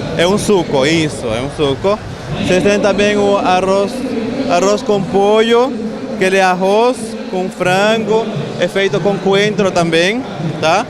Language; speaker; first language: Portuguese; non-native, fluent; Spanish